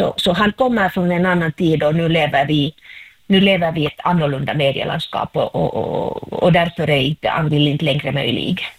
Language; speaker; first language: Swedish; non-native, local second language; Finnish